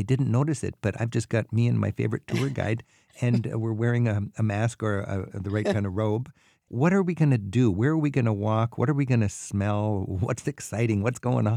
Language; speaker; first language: English; native; English